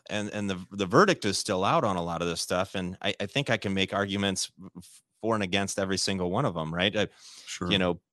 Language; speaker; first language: English; native; English